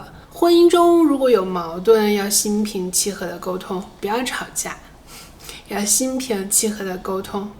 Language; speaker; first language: Chinese; native; Chinese